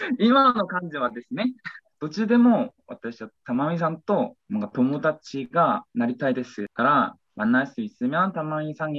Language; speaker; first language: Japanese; non-native, learner; Korean